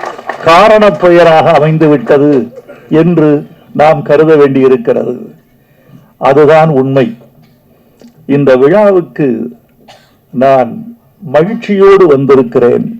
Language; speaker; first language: Tamil; native; Tamil